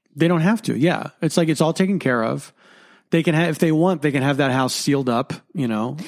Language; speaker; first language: English; native; English